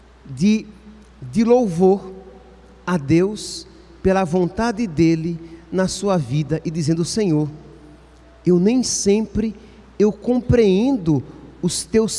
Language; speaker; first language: Portuguese; native; Portuguese